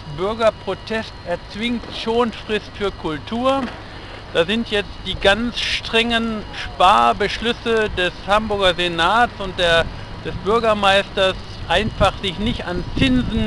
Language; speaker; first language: German; native; German